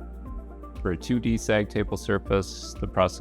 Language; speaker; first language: English; native; English